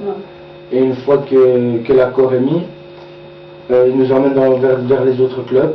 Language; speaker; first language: French; native; French